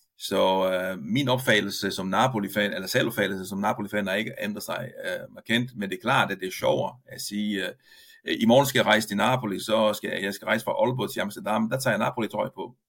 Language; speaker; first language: Danish; non-native, fluent; Italian